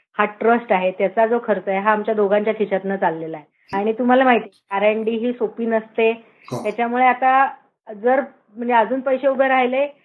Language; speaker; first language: Marathi; native; Marathi